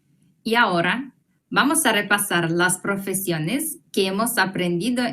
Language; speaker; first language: Spanish; non-native, fluent; Russian